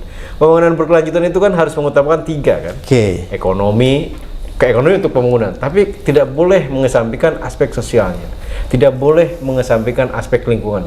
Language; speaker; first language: Indonesian; native; Indonesian